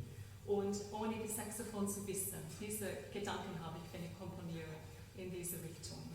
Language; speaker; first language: German; non-native, learner; English